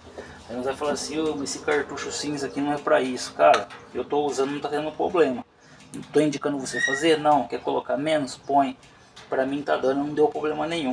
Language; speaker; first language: Portuguese; native; Portuguese